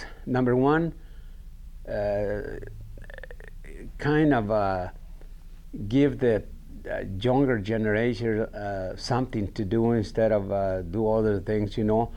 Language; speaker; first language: English; non-native, learner; Spanish